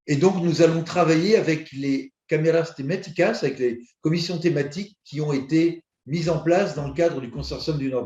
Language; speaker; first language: French; native; French